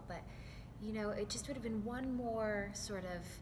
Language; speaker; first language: English; native; English